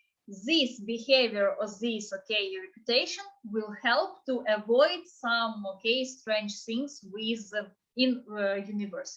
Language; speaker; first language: English; non-native, fluent; Ukrainian